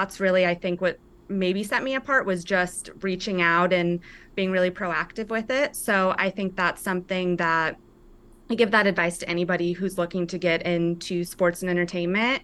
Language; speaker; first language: English; native; English